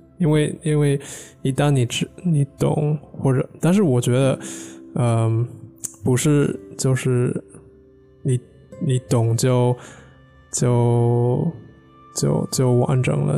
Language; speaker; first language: Chinese; non-native, fluent; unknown